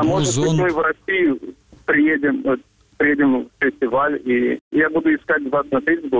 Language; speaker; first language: Russian; non-native, fluent; Romanian